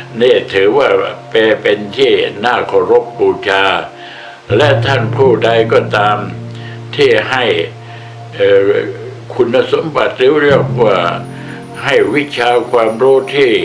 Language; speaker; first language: Thai; native; Thai